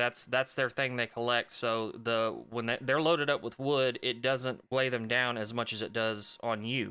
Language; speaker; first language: English; native; English